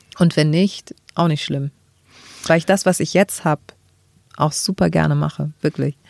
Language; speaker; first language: German; early bilingual, other home language; Greek